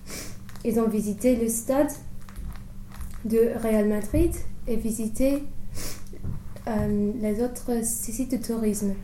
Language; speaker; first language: French; non-native, learner; English